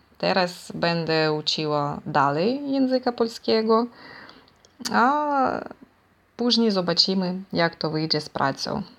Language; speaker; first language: Polish; non-native, learner; Ukrainian